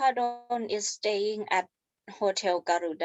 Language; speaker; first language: English; non-native, fluent; Thai